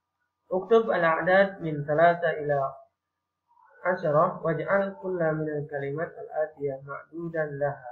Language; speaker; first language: Arabic; non-native, fluent; Indonesian